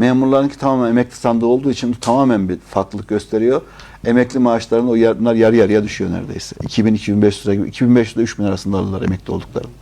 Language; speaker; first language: Turkish; native; Turkish